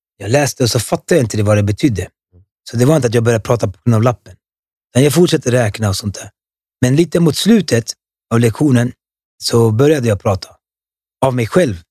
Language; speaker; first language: Swedish; early bilingual, other home language; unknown